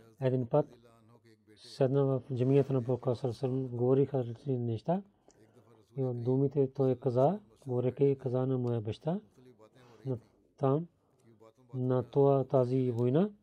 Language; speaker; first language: Bulgarian; non-native, learner; Urdu